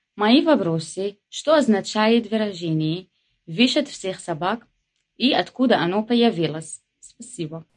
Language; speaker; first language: Russian; non-native, learner; Arabic